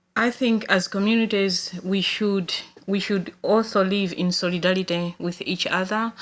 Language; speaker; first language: English; non-native, local second language; Nyanja